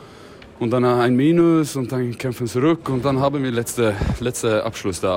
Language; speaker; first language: German; non-native, learner; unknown